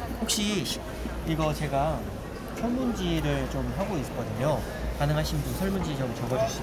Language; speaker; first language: Korean; native; Korean